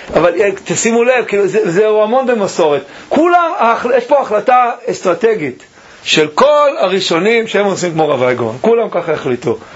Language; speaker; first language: Hebrew; native; Hebrew